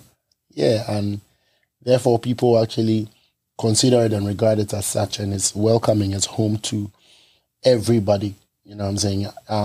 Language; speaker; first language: English; non-native, local second language; Ewe